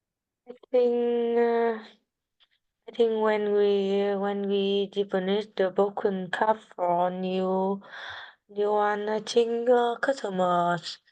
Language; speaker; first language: English; non-native, learner; Vietnamese